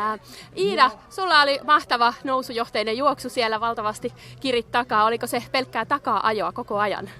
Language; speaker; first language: Finnish; native; Finnish